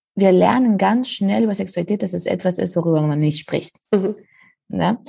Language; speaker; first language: German; non-native, fluent; Spanish